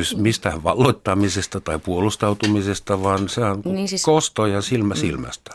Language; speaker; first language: Finnish; non-native, fluent; German